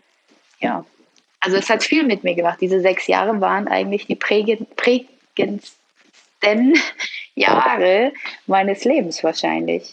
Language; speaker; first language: German; early bilingual, other home language; Persian